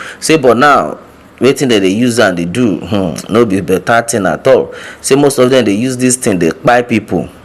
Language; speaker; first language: Nigerian Pidgin; non-native, local second language; Yoruba